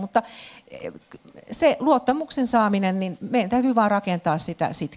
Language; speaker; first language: Finnish; native; Finnish